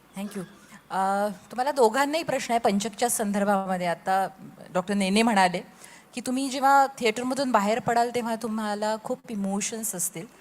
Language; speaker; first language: Marathi; native; Marathi